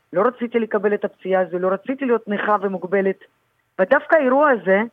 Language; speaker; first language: Hebrew; early bilingual, other home language; Russian